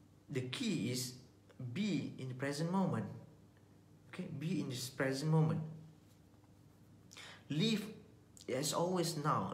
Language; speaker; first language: English; non-native, local second language; Malay